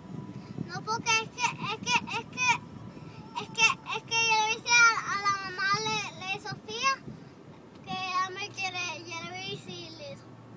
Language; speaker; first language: Spanish; early bilingual, heritage; Spanish